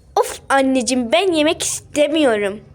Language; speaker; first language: Turkish; early bilingual, other home language; Arabic